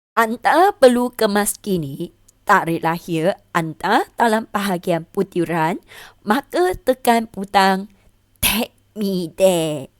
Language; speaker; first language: Malay; non-native, local second language; Chinese